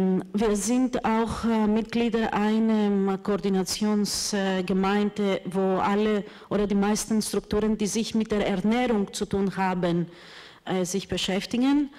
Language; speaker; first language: German; non-native, fluent; Greek